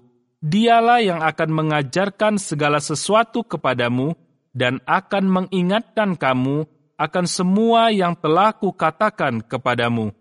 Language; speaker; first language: Indonesian; native; Indonesian